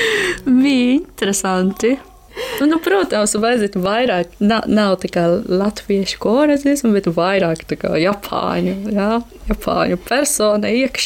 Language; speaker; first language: Latvian; non-native, learner; Japanese